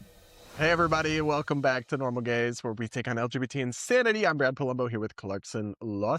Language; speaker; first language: English; native; English